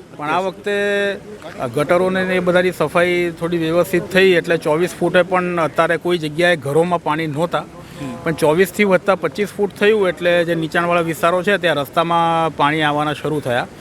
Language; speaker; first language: Gujarati; native; Gujarati